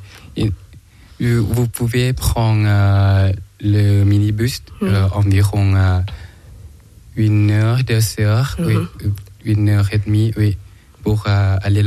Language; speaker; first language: French; non-native, learner; Thai